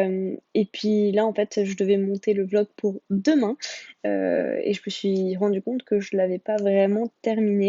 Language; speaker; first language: French; native; French